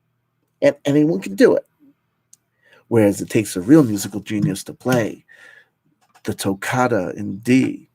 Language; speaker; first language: English; native; English